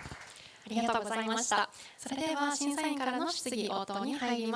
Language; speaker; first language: Japanese; native; Japanese